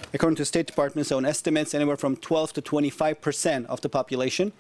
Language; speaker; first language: English; non-native, fluent; Turkish